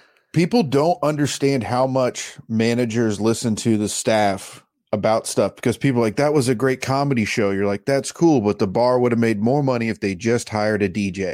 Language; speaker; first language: English; native; English